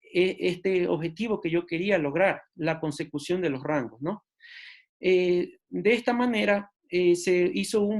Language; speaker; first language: Spanish; native; Spanish